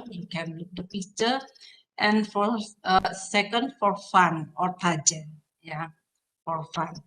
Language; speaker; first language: English; non-native, fluent; Indonesian